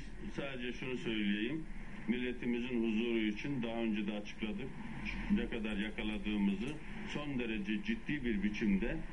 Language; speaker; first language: Turkish; native; Turkish